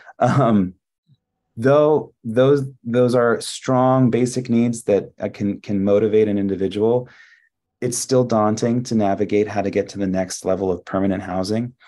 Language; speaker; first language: English; early bilingual, other home language; Hebrew